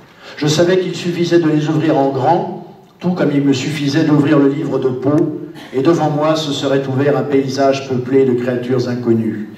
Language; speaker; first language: French; native; French